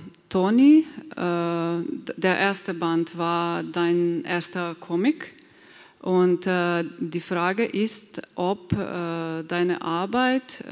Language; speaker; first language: German; non-native, fluent; Slovenian